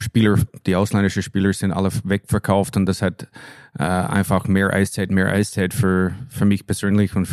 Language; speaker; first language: German; non-native, fluent; English